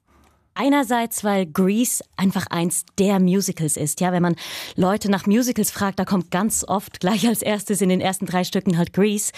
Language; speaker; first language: German; native; German